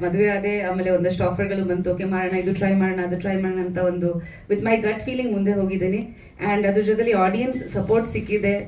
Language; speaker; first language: Kannada; non-native, fluent; Bangla